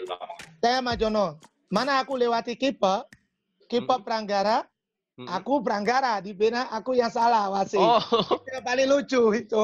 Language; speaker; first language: Indonesian; non-native, fluent; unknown